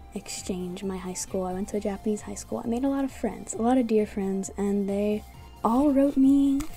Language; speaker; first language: English; native; English